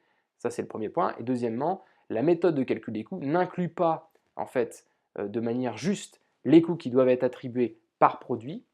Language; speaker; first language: French; native; French